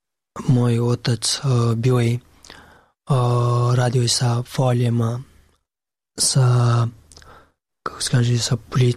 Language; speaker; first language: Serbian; non-native, learner; Pashto